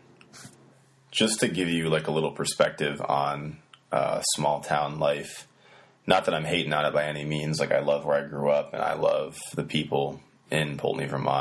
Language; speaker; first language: English; native; English